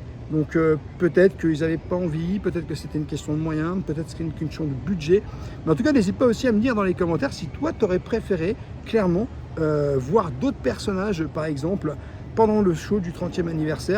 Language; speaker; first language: French; native; French